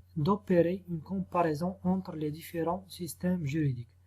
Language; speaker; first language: French; non-native, local second language; Arabic